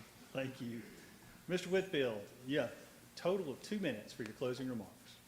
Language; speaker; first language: English; native; English